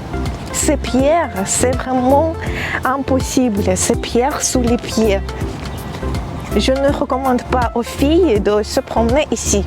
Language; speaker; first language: French; non-native, fluent; Russian